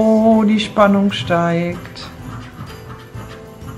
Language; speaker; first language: German; native; German